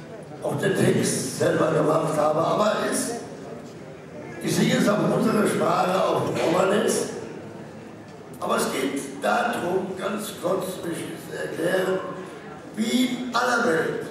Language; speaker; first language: German; non-native, local second language; Romany